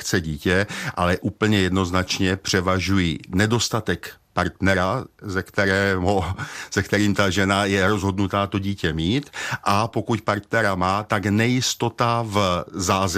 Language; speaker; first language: Czech; native; Czech